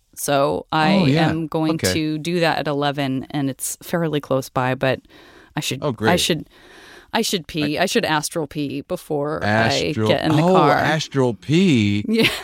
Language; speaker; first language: English; native; English